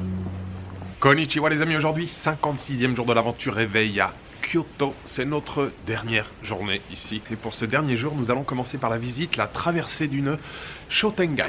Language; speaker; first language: French; native; French